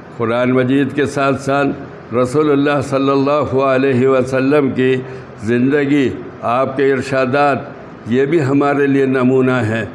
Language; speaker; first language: Urdu; native; Urdu